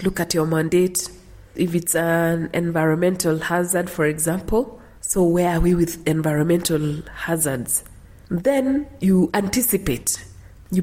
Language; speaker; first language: English; non-native, local second language; Kalenjin